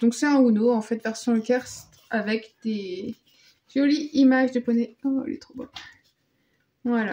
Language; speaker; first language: French; native; French